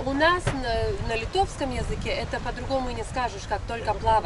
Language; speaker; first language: Russian; non-native, local second language; Lithuanian